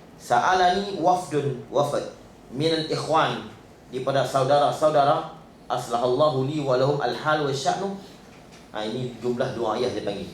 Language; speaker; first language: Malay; native; Malay